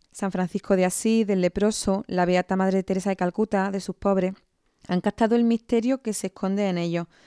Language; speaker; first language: Spanish; native; Spanish